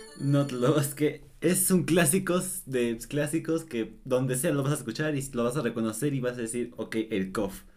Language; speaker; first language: Spanish; native; Spanish